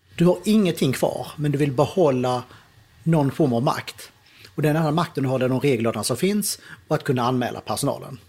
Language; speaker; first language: Swedish; native; Swedish